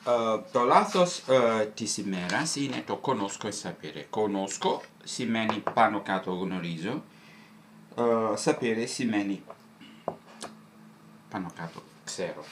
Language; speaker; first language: Greek; non-native, fluent; Italian